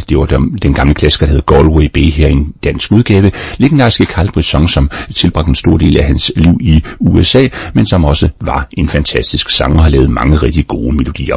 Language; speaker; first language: Danish; native; Danish